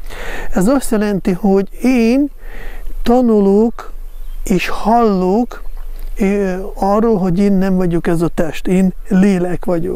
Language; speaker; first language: Hungarian; non-native, fluent; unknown